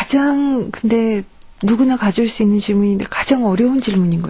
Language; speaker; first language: Korean; native; Korean